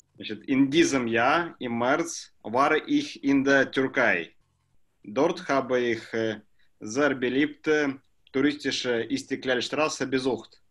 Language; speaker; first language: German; non-native, learner; Russian